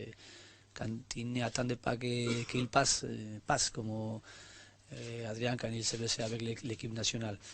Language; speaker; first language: French; non-native, learner; Spanish